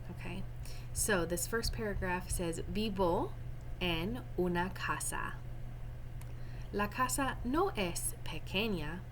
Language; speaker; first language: Spanish; non-native, fluent; English